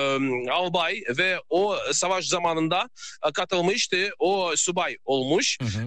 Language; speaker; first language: Turkish; non-native, learner; Russian